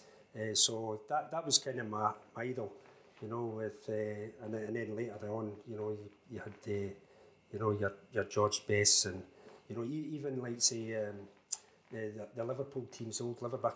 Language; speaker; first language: English; native; English